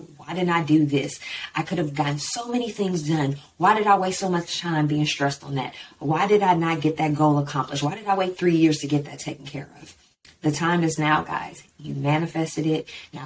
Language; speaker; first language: English; native; English